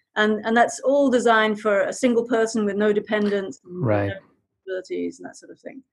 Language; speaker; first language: English; native; English